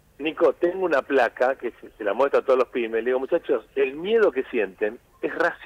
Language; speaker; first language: Spanish; native; Spanish